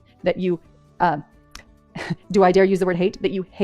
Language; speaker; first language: English; native; English